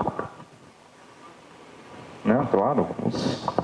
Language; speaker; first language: Portuguese; native; Portuguese